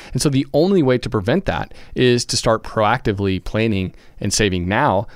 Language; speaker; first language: English; native; English